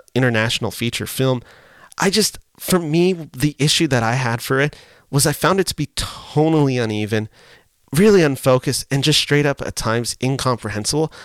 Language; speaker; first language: English; early bilingual, other home language; Spanish